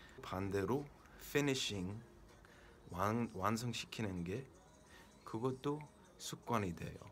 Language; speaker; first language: Korean; early bilingual, heritage; Korean